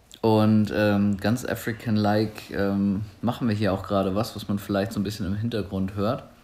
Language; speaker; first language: German; native; German